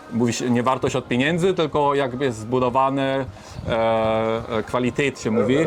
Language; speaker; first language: Polish; early bilingual, heritage; Polish